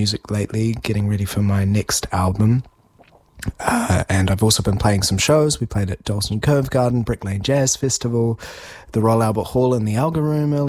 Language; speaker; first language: English; native; English